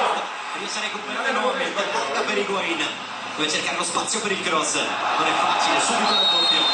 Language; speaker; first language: Italian; native; Italian